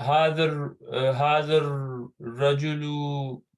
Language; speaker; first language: Arabic; non-native, learner; English